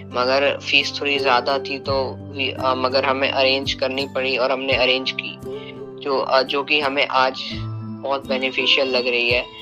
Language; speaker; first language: Hindi; native; Hindi